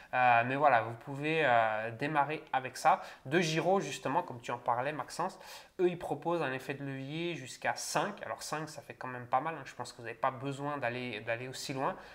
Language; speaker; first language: French; native; French